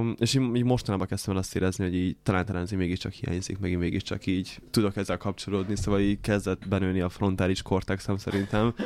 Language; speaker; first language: Hungarian; native; Hungarian